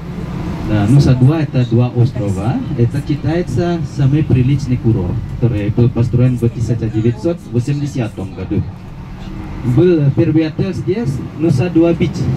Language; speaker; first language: Russian; non-native, fluent; Indonesian